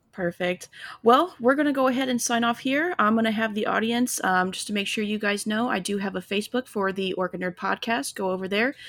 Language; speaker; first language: English; native; English